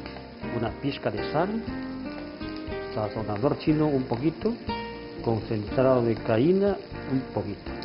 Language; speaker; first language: Spanish; non-native, fluent; Chinese